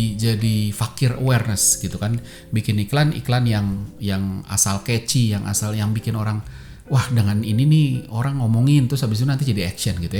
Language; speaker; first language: Indonesian; native; Indonesian